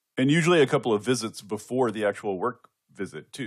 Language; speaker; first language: English; native; English